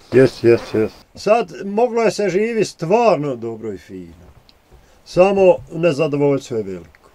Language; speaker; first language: Bosnian; native; Bosnian